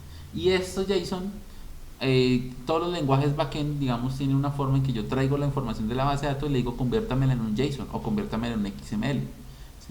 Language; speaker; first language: Spanish; native; Spanish